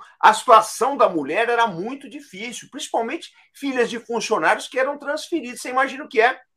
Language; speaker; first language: Portuguese; native; Portuguese